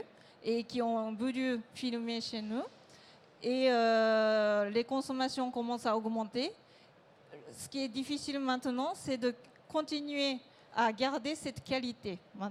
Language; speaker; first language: French; non-native, fluent; Japanese